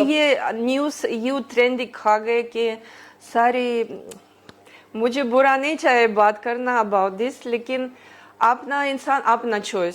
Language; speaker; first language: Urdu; early bilingual, heritage; Greek